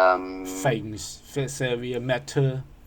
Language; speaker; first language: English; non-native, learner; Cantonese